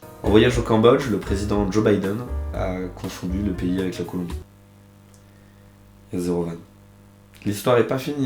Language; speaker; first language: French; native; French